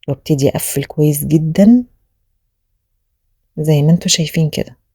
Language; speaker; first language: Arabic; native; Arabic